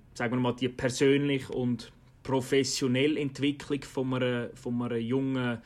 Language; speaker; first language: German; native; German